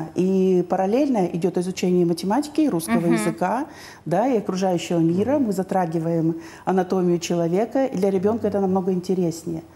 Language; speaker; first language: Russian; native; Russian